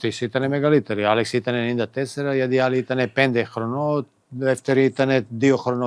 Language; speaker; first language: Greek; non-native, fluent; Serbian